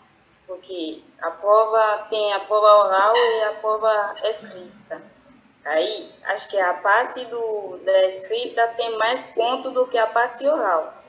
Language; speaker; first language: Portuguese; non-native, fluent; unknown